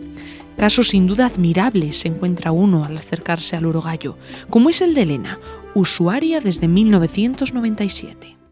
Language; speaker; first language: Spanish; native; Spanish